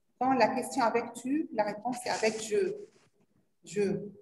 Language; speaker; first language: French; non-native, learner; Arabic